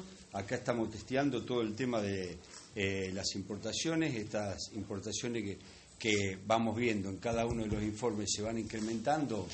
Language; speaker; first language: Spanish; native; Spanish